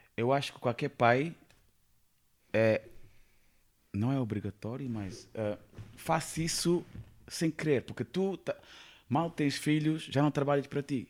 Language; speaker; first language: Portuguese; non-native, fluent; Kabuverdianu